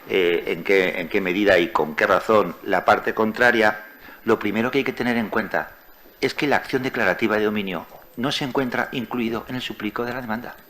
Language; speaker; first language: Spanish; native; Spanish